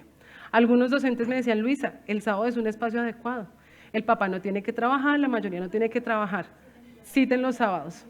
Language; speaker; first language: Spanish; native; Spanish